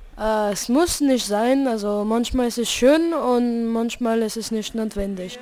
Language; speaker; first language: German; non-native, fluent; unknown